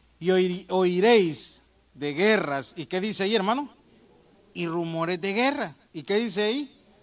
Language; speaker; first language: Spanish; native; Spanish